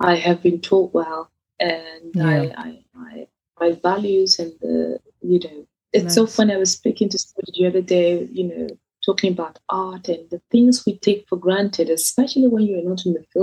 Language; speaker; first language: English; non-native, local second language; Igbo